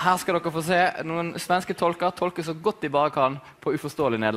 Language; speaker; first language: Norwegian; native; Norwegian